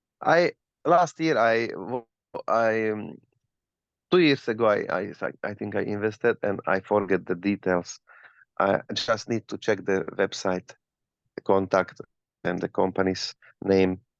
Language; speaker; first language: English; non-native, learner; Slovak